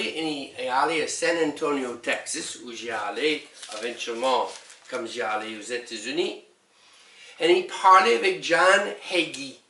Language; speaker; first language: French; non-native, learner; English